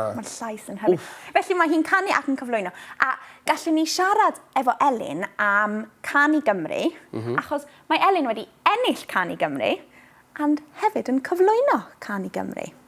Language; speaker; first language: Welsh; native; Welsh